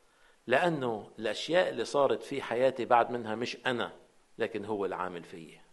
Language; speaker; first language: Arabic; native; Arabic